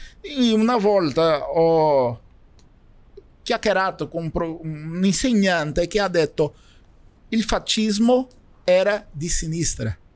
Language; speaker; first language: Italian; non-native, learner; Portuguese